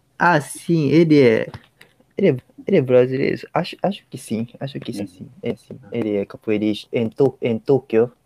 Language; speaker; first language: Portuguese; non-native, learner; Japanese